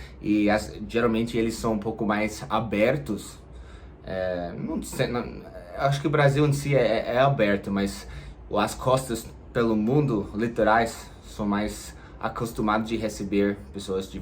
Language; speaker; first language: Portuguese; non-native, fluent; English